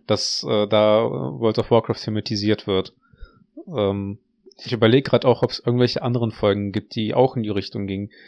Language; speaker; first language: German; early bilingual, other home language; Russian